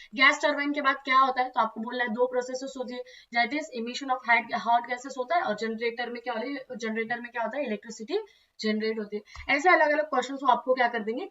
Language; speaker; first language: Hindi; non-native, local second language; Marathi